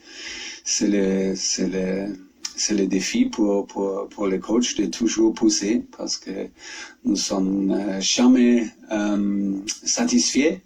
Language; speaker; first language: French; non-native, fluent; German